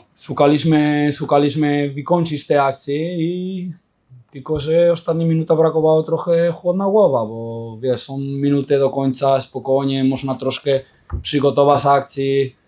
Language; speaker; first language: Polish; non-native, fluent; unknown